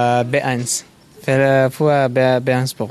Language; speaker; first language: German; non-native, learner; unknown